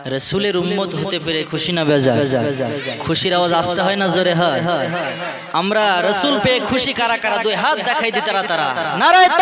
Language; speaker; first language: Bangla; native; Bangla